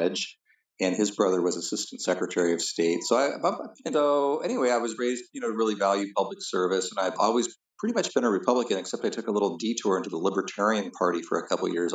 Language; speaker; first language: English; native; English